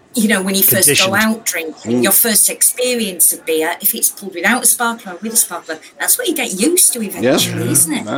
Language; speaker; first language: English; native; English